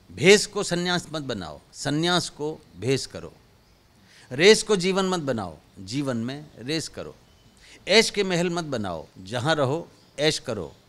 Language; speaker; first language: Hindi; native; Hindi